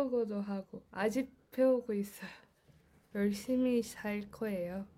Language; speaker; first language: Korean; non-native, learner; Portuguese